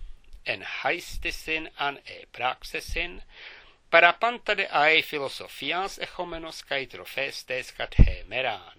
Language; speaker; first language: Greek; non-native, fluent; English